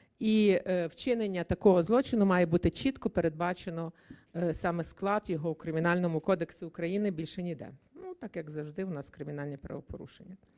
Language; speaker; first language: Ukrainian; native; Ukrainian